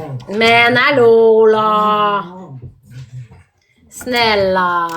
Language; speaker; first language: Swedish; non-native, learner; French